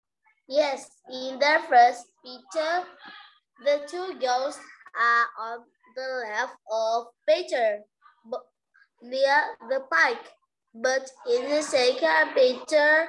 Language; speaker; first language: English; non-native, learner; Vietnamese